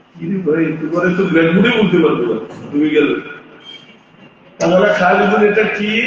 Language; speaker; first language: Bangla; native; Bangla